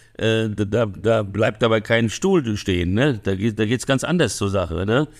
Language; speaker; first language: German; early bilingual, other home language; Hungarian